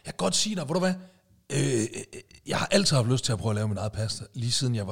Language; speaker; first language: Danish; native; Danish